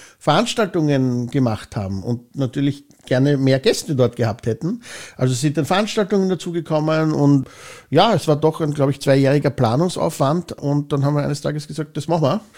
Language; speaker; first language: German; native; German